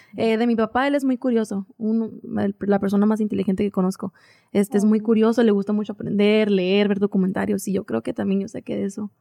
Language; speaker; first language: Spanish; early bilingual, heritage; Spanish